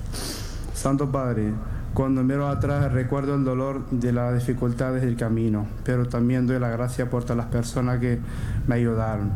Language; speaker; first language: Spanish; non-native, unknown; Arabic